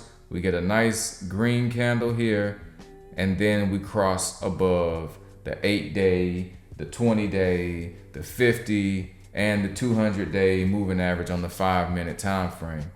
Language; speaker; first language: English; native; English